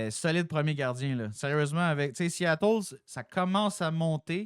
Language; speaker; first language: French; native; French